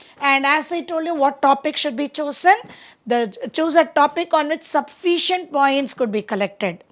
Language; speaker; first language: English; non-native, local second language; Tamil